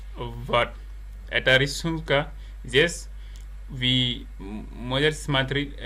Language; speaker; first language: Russian; non-native, learner; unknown